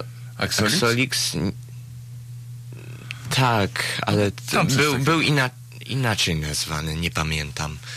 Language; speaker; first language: Polish; early bilingual, heritage; Polish